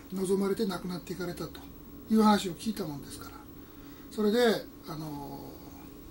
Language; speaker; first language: Japanese; native; Japanese